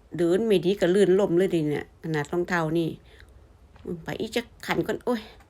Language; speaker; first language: Thai; native; Thai